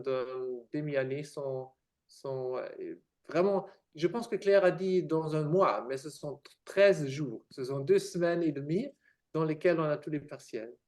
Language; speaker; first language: French; non-native, fluent; German